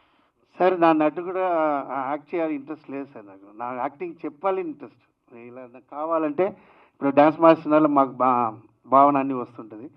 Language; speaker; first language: Telugu; non-native, learner; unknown